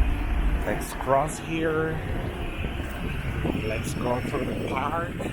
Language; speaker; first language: English; non-native, local second language; Portuguese